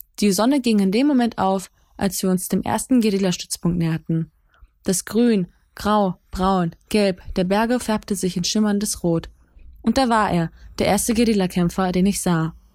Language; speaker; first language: German; early bilingual, other home language; Kurdish